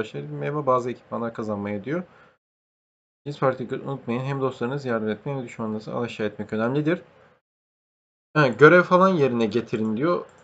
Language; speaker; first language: Turkish; native; Turkish